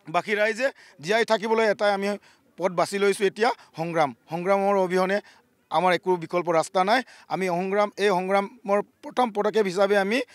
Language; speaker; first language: Assamese; native; Assamese